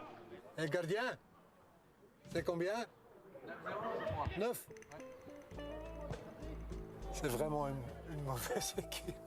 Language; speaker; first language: French; non-native, local second language; Dutch